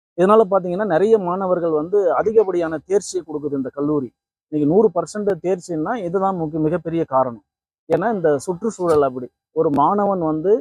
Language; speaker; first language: Tamil; native; Tamil